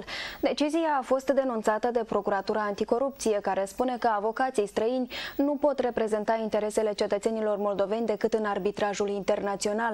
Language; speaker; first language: Romanian; native; Romanian